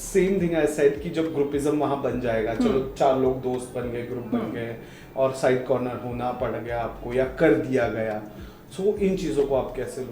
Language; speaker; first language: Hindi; native; Hindi